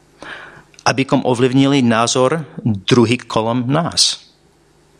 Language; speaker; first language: Czech; non-native, fluent; English